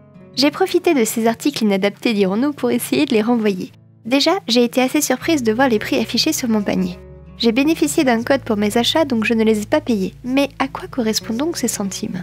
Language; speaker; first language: French; native; French